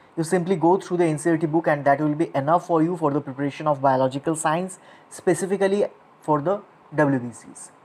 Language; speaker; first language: English; non-native, local second language; Bangla